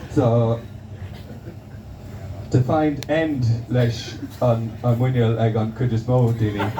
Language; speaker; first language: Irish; non-native, local second language; English